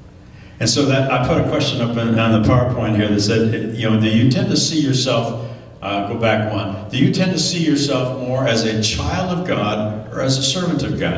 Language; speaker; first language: English; native; English